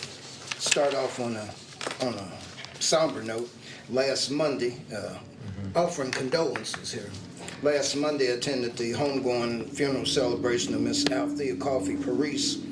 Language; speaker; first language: English; native; English